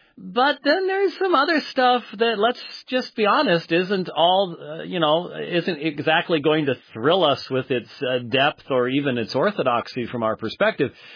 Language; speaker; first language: English; native; English